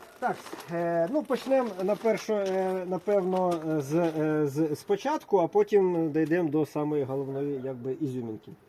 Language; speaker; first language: Ukrainian; non-native, local second language; Russian